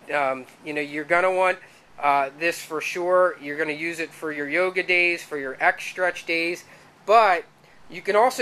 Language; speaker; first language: English; native; English